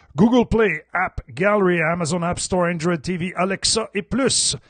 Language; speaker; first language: French; native; French